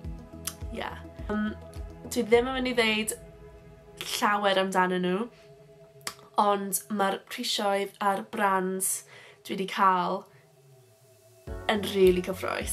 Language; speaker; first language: Welsh; non-native, local second language; English